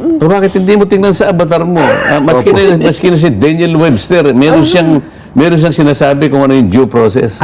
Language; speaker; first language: Filipino; non-native, local second language; Pampanga